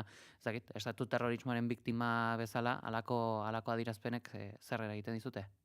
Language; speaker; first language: Basque; native; Basque